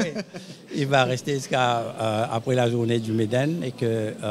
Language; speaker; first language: French; non-native, local second language; Morisyen